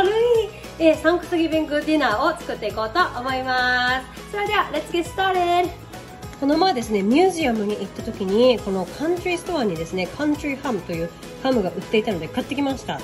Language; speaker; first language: Japanese; native; Japanese